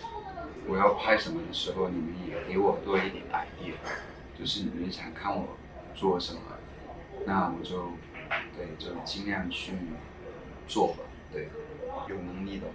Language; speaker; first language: Chinese; non-native, local second language; Cantonese